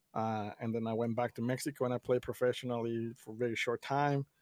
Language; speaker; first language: English; early bilingual, other home language; Spanish